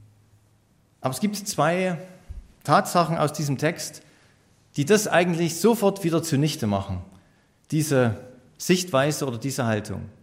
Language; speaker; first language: German; native; German